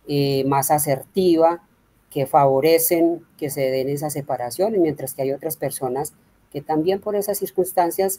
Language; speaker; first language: Spanish; native; Spanish